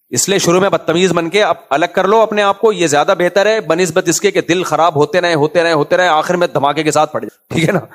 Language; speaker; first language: Urdu; native; Urdu